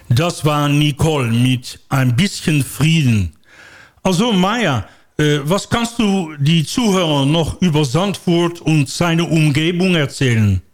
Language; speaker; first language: German; non-native, learner; Dutch